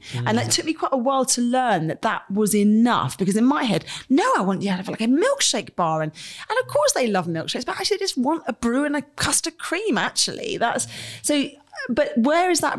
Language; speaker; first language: English; native; English